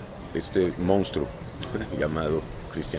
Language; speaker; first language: Spanish; native; Spanish